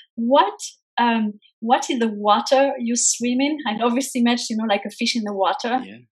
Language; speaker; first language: English; non-native, fluent; French